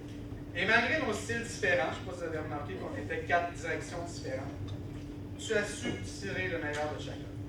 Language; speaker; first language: French; native; French